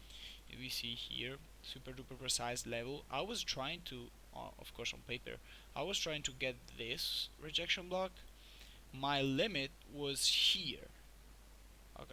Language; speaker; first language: English; non-native, fluent; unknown